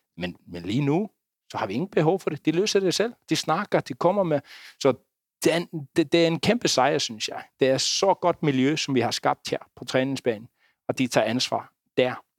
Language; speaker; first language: Danish; non-native, fluent; Icelandic